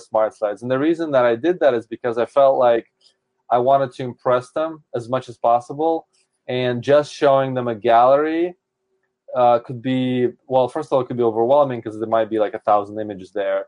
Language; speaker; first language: English; native; English